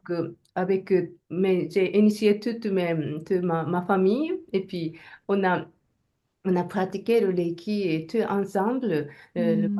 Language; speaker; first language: French; non-native, learner; Japanese